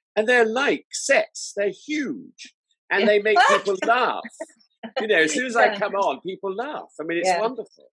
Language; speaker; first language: English; native; English